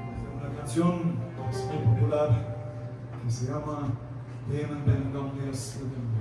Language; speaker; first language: Spanish; non-native, fluent; German